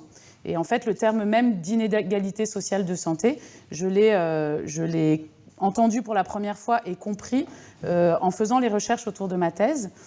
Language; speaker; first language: French; native; French